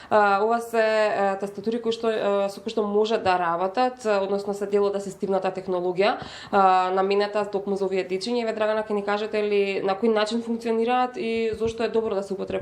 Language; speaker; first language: Macedonian; native; Macedonian